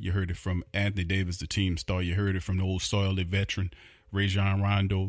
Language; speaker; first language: English; native; English